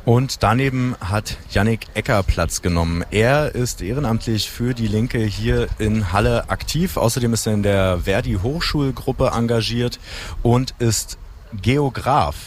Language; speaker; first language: German; native; German